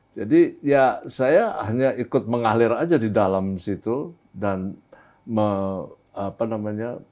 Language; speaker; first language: Indonesian; native; Indonesian